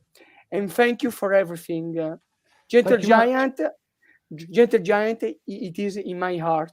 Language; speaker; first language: English; non-native, learner; Italian